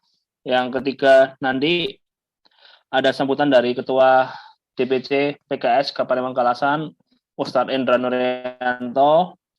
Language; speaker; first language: Indonesian; native; Indonesian